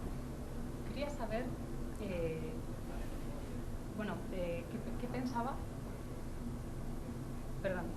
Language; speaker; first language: Spanish; native; Spanish